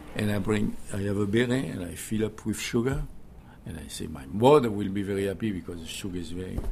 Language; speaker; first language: English; non-native, learner; French